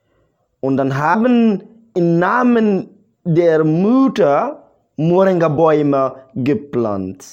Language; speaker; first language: German; non-native, learner; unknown